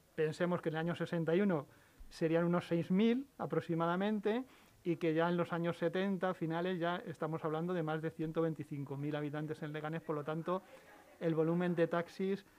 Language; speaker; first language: Spanish; native; Spanish